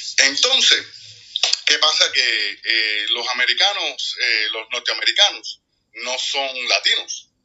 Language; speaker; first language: Spanish; native; Spanish